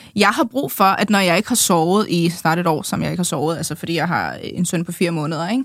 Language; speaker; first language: Danish; early bilingual, other home language; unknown